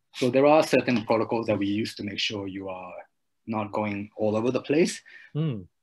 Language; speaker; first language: English; early bilingual, other home language; Japanese